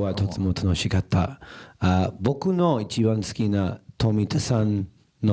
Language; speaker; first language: Japanese; non-native, learner; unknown